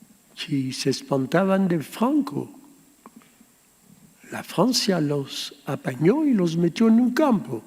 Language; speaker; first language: Spanish; early bilingual, heritage; Ladino